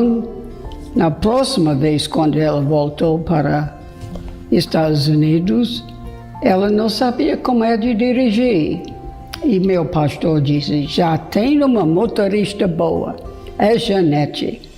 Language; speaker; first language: Portuguese; non-native, fluent; English